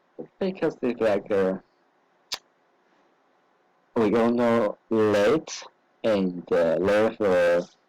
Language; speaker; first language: English; non-native, learner; Chinese